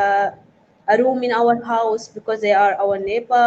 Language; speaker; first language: English; non-native, fluent; Arabic